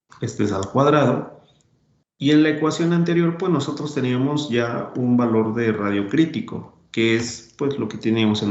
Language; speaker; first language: Spanish; native; Spanish